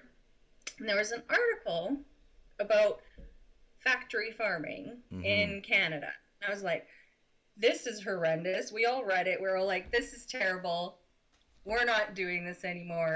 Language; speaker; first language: English; native; English